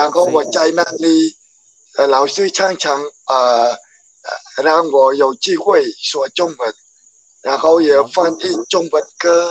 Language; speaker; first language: Chinese; non-native, learner; Khmer